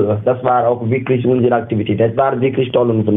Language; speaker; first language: German; non-native, learner; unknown